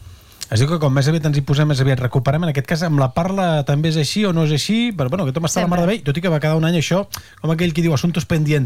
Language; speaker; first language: Catalan; native; Catalan